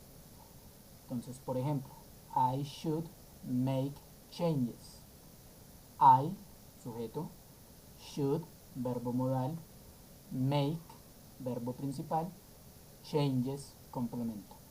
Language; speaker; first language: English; non-native, fluent; Spanish